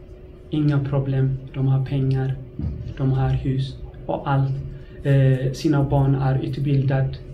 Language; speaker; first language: Swedish; non-native, fluent; Tigrinya